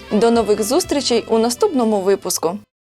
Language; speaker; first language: Ukrainian; native; Ukrainian